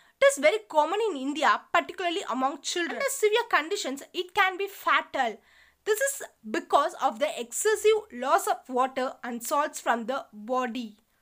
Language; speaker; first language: English; non-native, local second language; Tamil